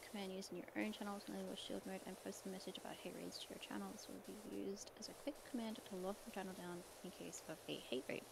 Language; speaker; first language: English; native; English